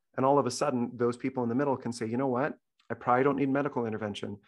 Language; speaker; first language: English; native; English